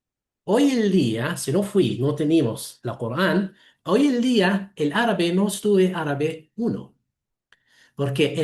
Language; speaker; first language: Spanish; non-native, fluent; Arabic